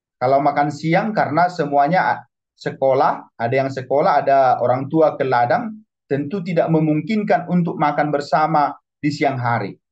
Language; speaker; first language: Indonesian; non-native, local second language; Batak Toba